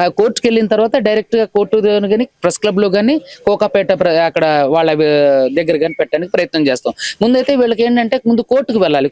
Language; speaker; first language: Telugu; native; Telugu